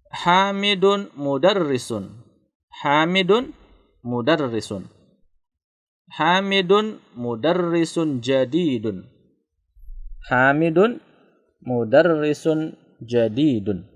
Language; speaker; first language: Arabic; non-native, fluent; Indonesian